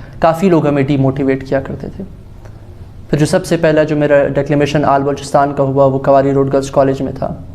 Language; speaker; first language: Urdu; non-native, local second language; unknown